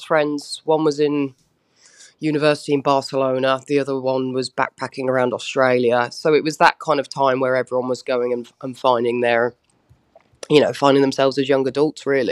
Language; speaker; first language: English; native; English